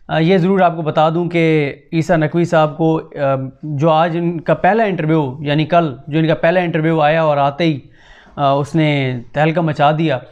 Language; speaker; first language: Urdu; non-native, local second language; Punjabi